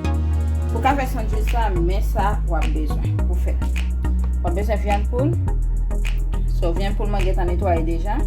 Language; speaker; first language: French; non-native, local second language; Haitian Creole